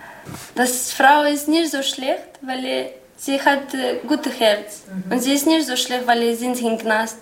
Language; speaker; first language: German; non-native, learner; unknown